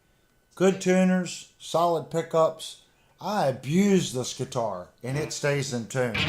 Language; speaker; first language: English; native; English